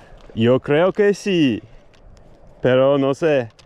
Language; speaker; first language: Spanish; non-native, learner; English